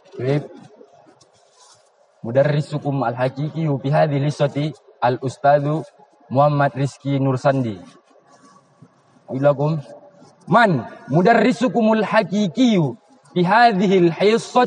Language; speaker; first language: Arabic; non-native, learner; Indonesian